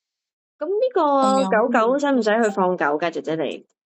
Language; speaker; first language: Cantonese; native; Cantonese